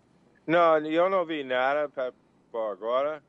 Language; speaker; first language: Portuguese; non-native, learner; English